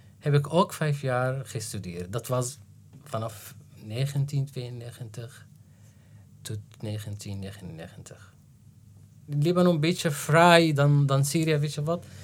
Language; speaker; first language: Dutch; non-native, learner; Arabic